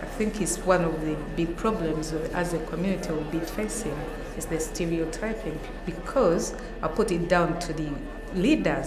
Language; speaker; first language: English; non-native, fluent; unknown